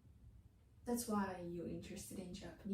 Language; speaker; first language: English; non-native, learner; Japanese